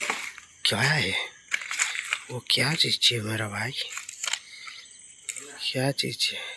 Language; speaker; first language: Hindi; non-native, local second language; Odia